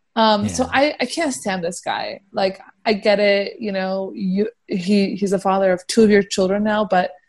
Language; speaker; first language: English; early bilingual, heritage; Persian